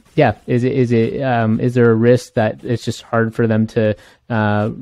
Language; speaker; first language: English; native; English